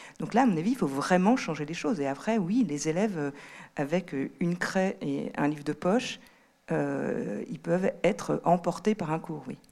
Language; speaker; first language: French; native; French